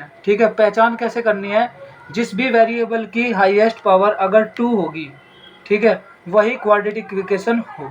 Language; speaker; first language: Hindi; native; Hindi